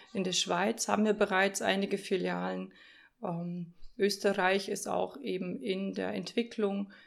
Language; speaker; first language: German; early bilingual, other home language; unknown